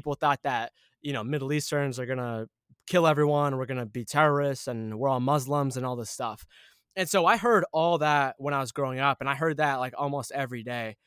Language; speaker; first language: English; early bilingual, other home language; Arabic